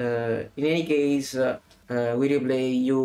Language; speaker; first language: English; non-native, learner; Italian